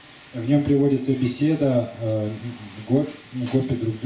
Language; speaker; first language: Russian; native; Russian